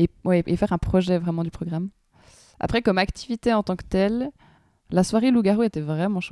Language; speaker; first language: French; native; French